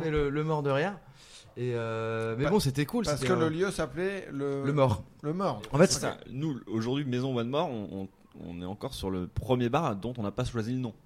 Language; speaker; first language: French; native; French